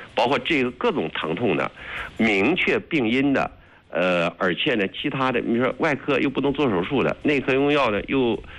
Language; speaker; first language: Chinese; native; Chinese